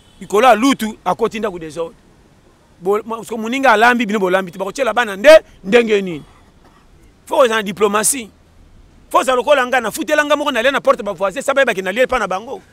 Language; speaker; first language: Lingala; non-native, local second language; Kongo